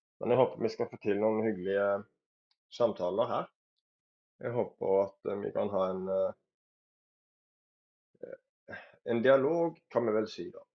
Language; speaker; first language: Norwegian; native; Norwegian